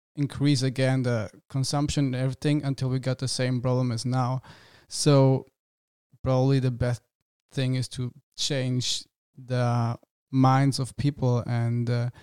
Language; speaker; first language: English; non-native, fluent; German